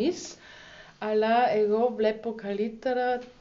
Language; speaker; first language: Greek; non-native, learner; German